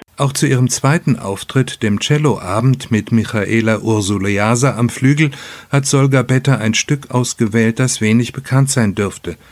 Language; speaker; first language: German; native; German